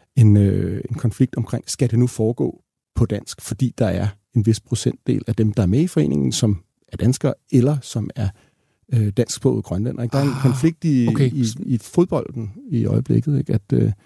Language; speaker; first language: Danish; native; Danish